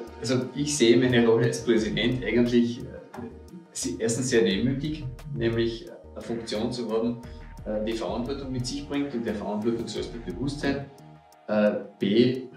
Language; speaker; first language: German; native; German